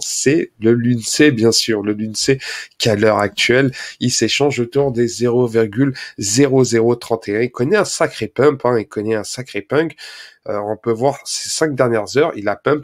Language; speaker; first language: French; native; French